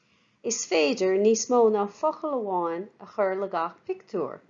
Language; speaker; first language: Irish; non-native, fluent; English